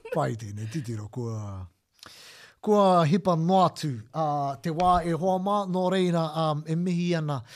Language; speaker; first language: Māori; non-native, local second language; English